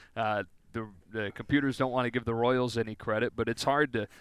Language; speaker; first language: English; native; English